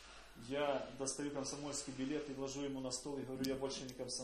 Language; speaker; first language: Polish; non-native, learner; Russian